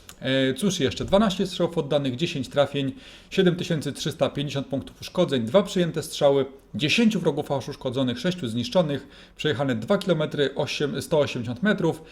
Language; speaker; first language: Polish; native; Polish